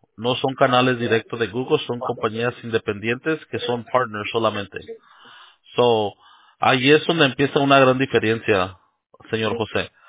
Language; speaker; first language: Spanish; early bilingual, heritage; Spanish